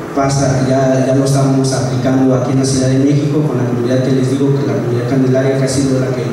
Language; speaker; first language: Spanish; non-native, local second language; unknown